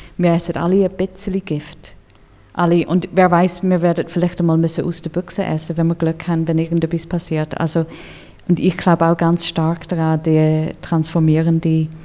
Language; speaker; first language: German; non-native, fluent; English